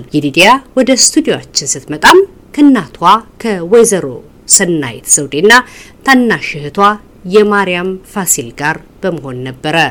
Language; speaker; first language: Amharic; native; Amharic